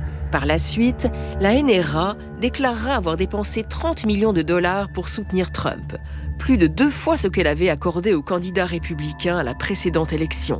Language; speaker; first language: French; native; French